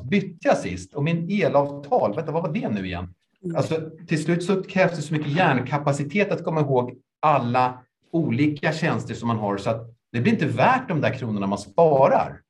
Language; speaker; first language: Swedish; native; Swedish